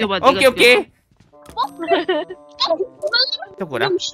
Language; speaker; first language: Japanese; native; Japanese